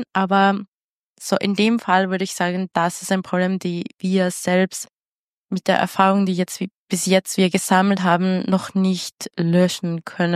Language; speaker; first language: German; non-native, fluent; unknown